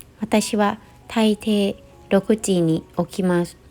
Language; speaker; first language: Japanese; non-native, learner; Thai